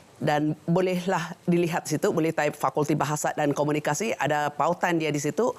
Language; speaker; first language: Malay; non-native, local second language; Central Dusun